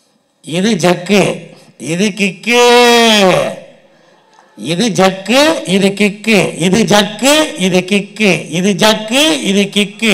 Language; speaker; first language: Tamil; native; Tamil